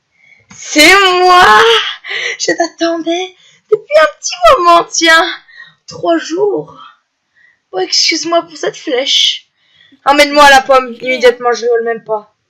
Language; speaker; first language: French; native; French